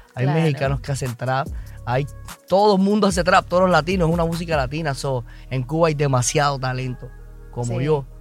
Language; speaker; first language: Spanish; native; Spanish